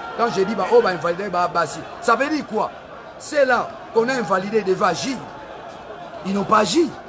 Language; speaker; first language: French; non-native, local second language; Lingala